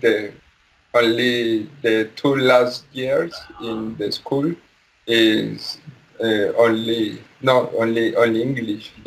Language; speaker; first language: English; non-native, learner; Spanish